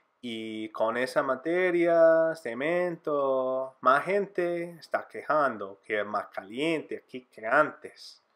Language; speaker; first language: Spanish; non-native, fluent; English